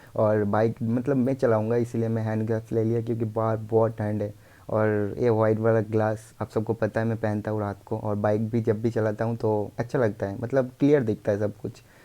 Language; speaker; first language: Hindi; non-native, local second language; Bangla